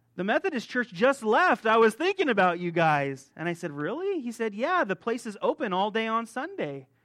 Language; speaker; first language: English; native; English